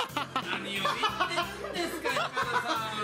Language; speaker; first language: Japanese; native; Japanese